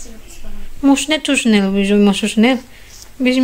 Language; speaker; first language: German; non-native, learner; Indonesian